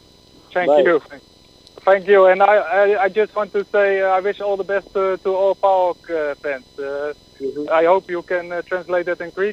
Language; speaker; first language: English; non-native, fluent; Dutch